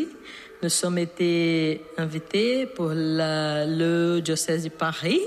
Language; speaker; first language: French; non-native, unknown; Portuguese